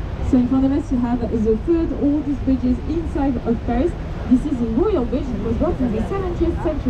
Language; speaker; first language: English; non-native, fluent; French